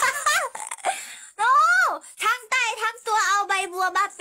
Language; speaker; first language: Thai; early bilingual, other home language; Korean